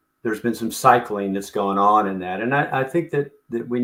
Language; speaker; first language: English; native; English